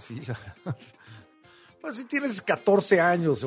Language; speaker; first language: Spanish; native; Spanish